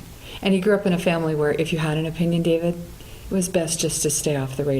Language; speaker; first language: English; native; English